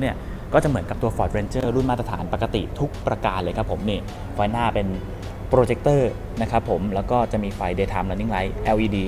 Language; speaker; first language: Thai; native; Thai